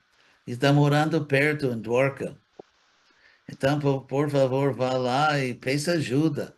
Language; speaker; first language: Portuguese; non-native, fluent; English